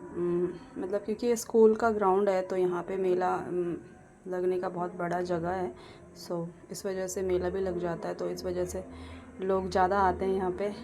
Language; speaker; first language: Hindi; non-native, local second language; Bangla